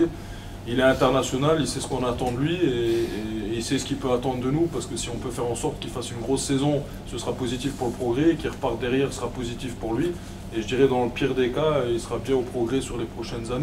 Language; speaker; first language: French; non-native, local second language; Luxembourgish